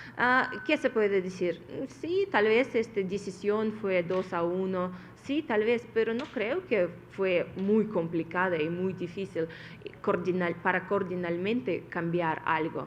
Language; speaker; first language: Spanish; non-native, fluent; Russian